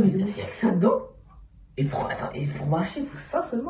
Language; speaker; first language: French; native; French